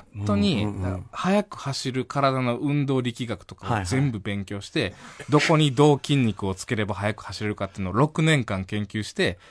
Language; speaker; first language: Japanese; native; Japanese